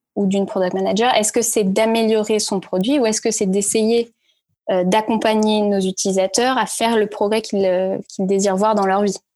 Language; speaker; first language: French; native; French